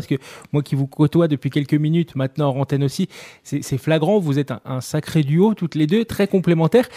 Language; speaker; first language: French; native; French